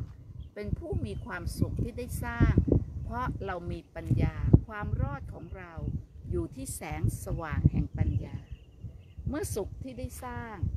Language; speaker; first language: Thai; native; Thai